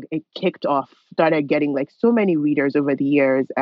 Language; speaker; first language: English; non-native, local second language; Yoruba